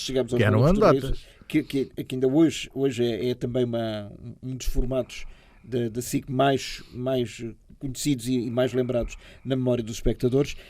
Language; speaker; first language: Portuguese; native; Portuguese